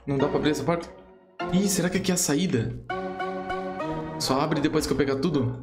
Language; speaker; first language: Portuguese; native; Portuguese